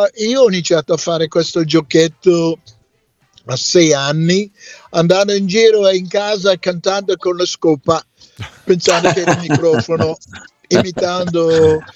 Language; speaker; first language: Italian; non-native, fluent; English